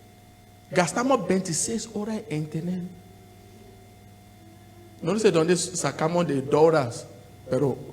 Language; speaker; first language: Spanish; non-native, learner; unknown